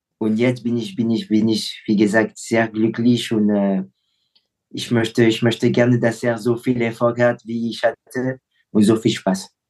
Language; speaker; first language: German; non-native, fluent; French